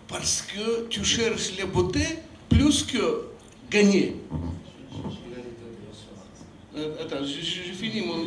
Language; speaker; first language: French; non-native, fluent; Russian